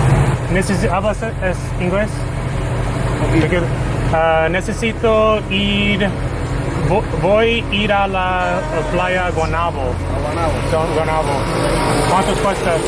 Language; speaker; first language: Spanish; non-native, learner; English